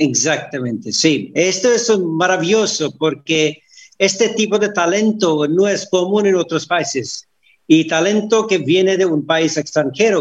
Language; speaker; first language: Spanish; non-native, fluent; Hindi